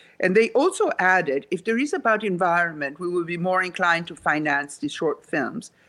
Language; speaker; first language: English; non-native, fluent; Italian